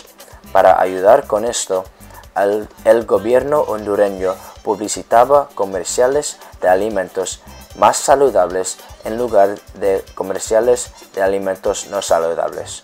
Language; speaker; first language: Spanish; non-native, learner; English